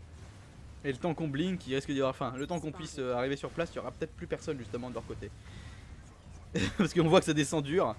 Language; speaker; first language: French; native; French